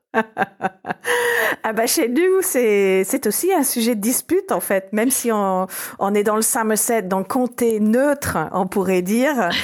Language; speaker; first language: French; non-native, fluent; English